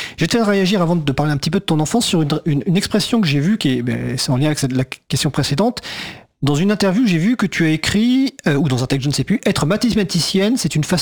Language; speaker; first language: French; native; French